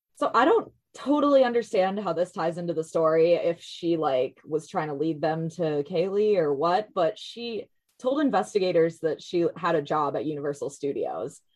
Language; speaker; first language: English; native; English